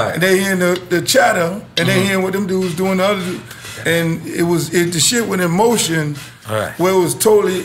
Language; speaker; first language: English; native; English